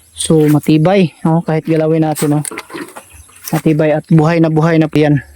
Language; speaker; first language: Filipino; non-native, local second language; Cebuano